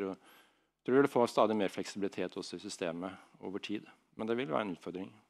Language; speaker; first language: Norwegian; native; Norwegian